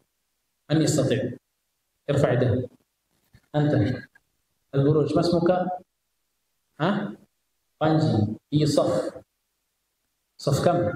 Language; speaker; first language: Arabic; non-native, fluent; Indonesian